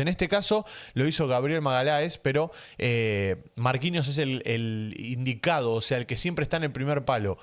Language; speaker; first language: Spanish; native; Spanish